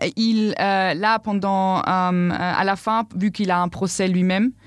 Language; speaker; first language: French; non-native, fluent; German